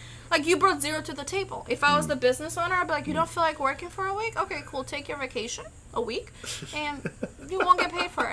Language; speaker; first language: English; non-native, fluent; Albanian